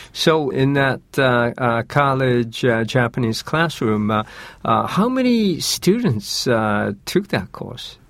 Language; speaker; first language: English; non-native, fluent; Japanese